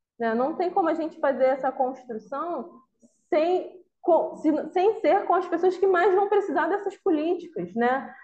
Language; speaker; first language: Portuguese; native; Portuguese